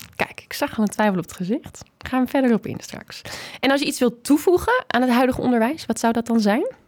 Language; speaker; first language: Dutch; native; Dutch